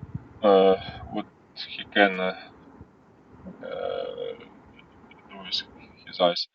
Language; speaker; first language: English; non-native, learner; Ukrainian